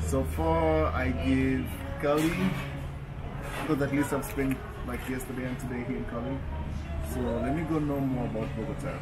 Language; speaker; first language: English; native; English